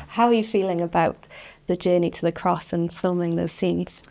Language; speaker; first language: English; native; English